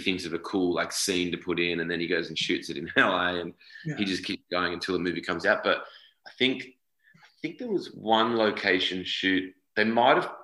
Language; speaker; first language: English; native; English